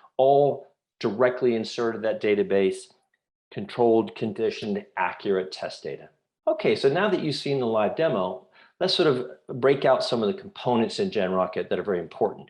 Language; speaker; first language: English; native; English